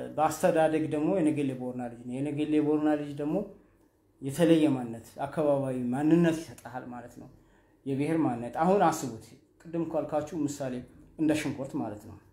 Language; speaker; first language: Amharic; non-native, local second language; Somali